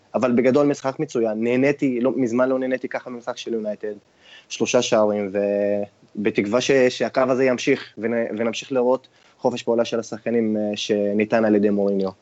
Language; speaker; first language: Hebrew; non-native, local second language; Arabic